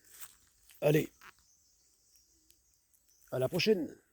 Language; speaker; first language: French; native; French